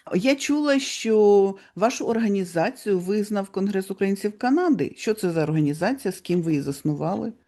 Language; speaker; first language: Ukrainian; native; Ukrainian